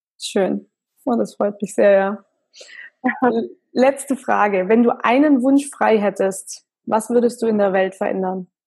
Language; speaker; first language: German; native; German